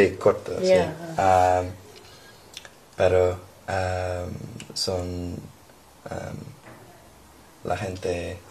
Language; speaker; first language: Spanish; non-native, learner; English